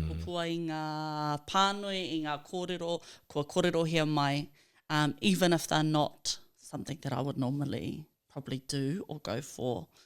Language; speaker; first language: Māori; non-native, local second language; English